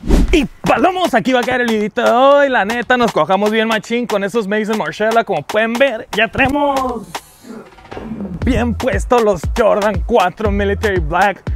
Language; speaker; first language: Spanish; native; Spanish